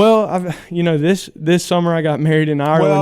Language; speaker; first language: English; native; English